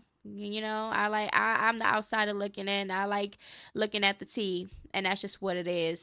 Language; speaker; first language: English; native; English